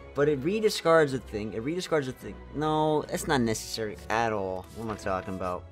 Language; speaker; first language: English; native; English